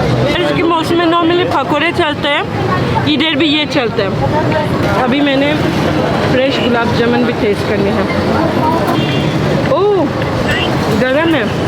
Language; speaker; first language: Hindi; non-native, learner; Turkish